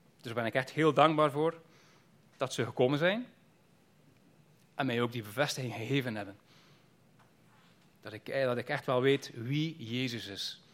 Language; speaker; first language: Dutch; native; Dutch